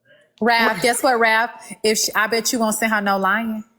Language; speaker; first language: English; native; English